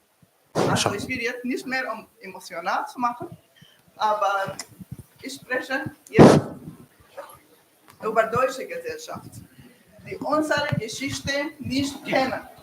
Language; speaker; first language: German; non-native, learner; Kurdish